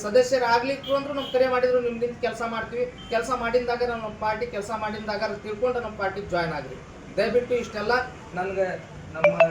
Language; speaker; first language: Kannada; non-native, local second language; Lambadi